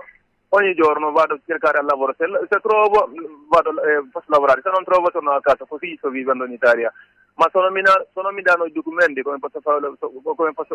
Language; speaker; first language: Italian; non-native, learner; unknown